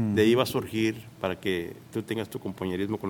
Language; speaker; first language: Spanish; native; Spanish